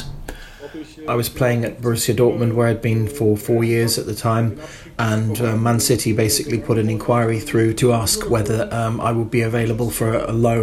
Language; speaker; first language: English; non-native, fluent; German